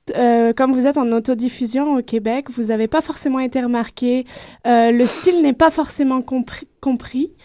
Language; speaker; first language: French; native; French